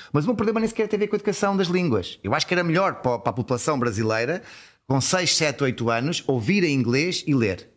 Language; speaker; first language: Portuguese; early bilingual, heritage; Portuguese